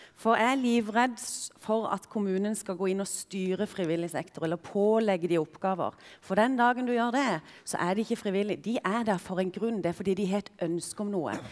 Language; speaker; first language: Norwegian; native; Norwegian